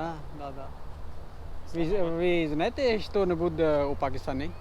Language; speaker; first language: Russian; non-native, learner; Urdu